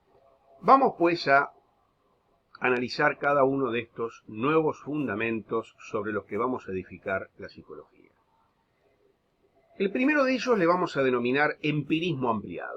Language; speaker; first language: Spanish; native; Spanish